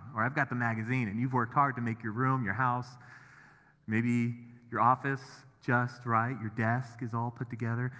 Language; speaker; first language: English; native; English